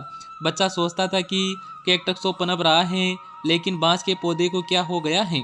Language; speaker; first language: Hindi; native; Hindi